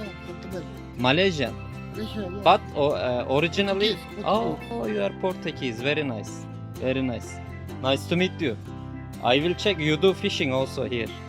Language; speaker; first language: English; non-native, fluent; Turkish